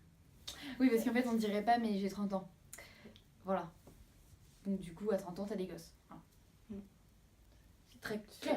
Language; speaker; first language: French; native; French